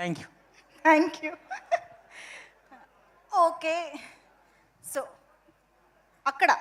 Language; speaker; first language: Telugu; native; Telugu